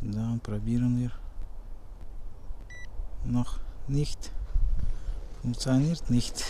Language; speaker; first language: German; non-native, learner; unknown